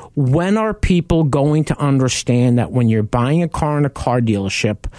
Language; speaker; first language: English; native; English